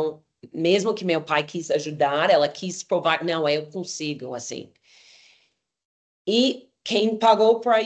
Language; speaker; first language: Portuguese; non-native, fluent; English